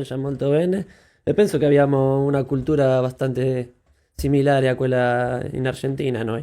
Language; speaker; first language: Italian; non-native, fluent; Spanish